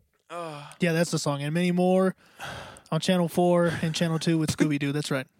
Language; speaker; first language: English; native; English